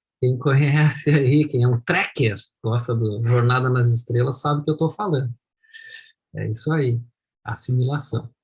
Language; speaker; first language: Portuguese; native; Portuguese